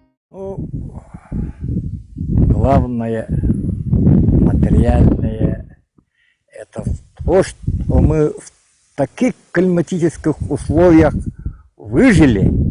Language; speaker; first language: Russian; non-native, local second language; Yakut